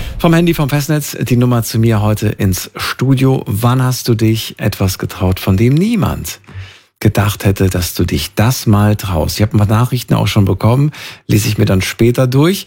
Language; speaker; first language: German; native; German